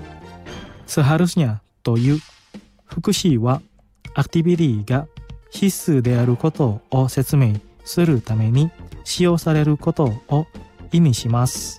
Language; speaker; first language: Japanese; non-native, fluent; Indonesian